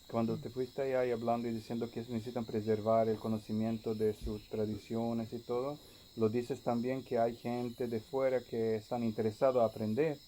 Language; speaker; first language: Spanish; non-native, fluent; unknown